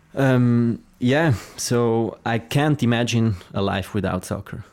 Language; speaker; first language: English; non-native, fluent; Swiss German